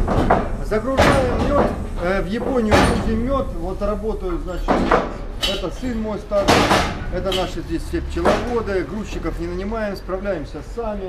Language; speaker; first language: Russian; native; Russian